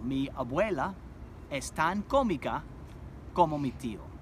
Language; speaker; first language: Spanish; non-native, fluent; English